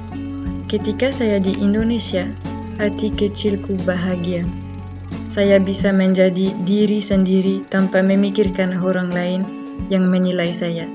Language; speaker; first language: Indonesian; non-native, fluent; French